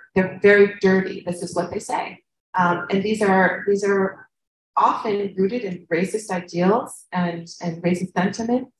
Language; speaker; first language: English; native; English